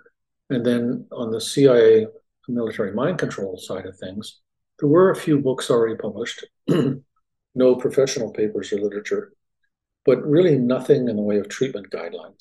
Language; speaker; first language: English; native; English